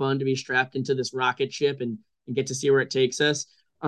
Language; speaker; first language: English; native; English